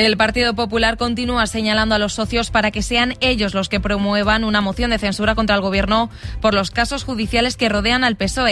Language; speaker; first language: Spanish; native; Spanish